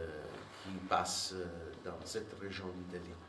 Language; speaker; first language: French; non-native, fluent; Italian